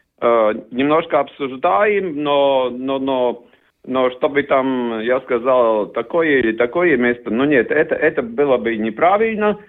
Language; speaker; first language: Russian; non-native, learner; Latvian